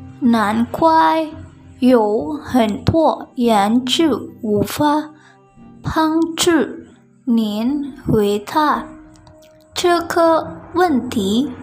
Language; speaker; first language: Chinese; non-native, learner; Indonesian